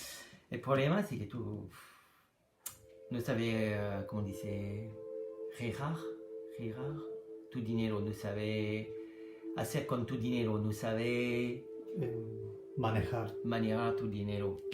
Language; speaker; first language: Spanish; non-native, learner; French